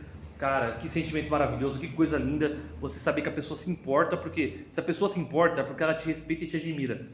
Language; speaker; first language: Portuguese; native; Portuguese